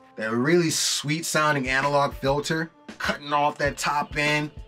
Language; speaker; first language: English; native; English